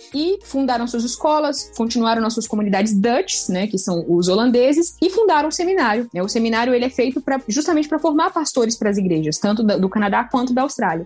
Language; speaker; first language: Portuguese; native; Portuguese